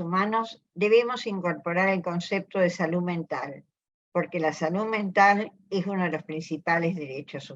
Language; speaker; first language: Spanish; native; Spanish